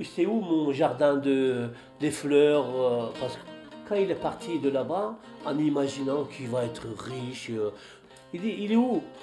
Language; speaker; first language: French; non-native, fluent; Turkish